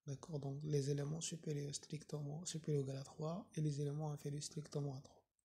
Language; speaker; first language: French; non-native, local second language; Arabic